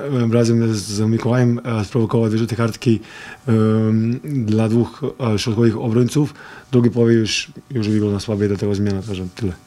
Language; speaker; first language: Polish; non-native, fluent; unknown